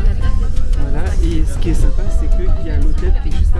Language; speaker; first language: French; native; French